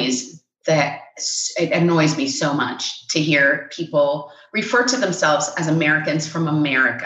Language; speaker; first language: English; non-native, fluent; Spanish